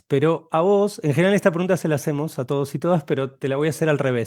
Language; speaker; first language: Spanish; native; Spanish